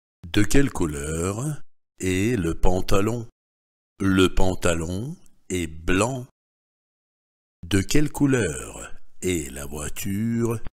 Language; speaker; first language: French; non-native, fluent; Russian